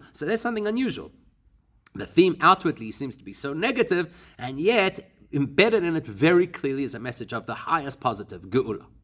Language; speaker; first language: English; native; English